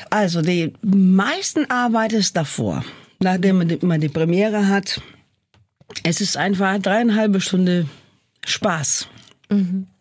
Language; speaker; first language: German; non-native, fluent; Portuguese